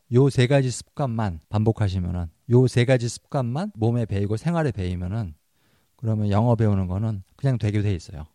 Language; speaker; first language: Korean; native; Korean